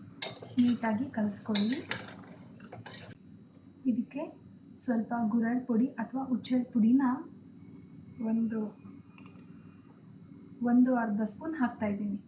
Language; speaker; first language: Kannada; native; Kannada